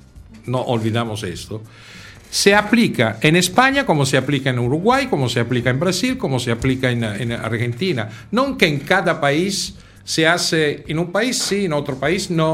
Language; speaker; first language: Spanish; non-native, fluent; Italian